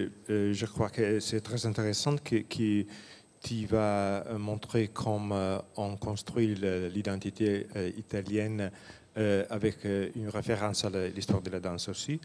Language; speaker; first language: French; non-native, fluent; Italian